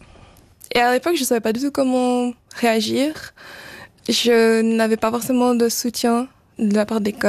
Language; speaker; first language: French; early bilingual, other home language; Portuguese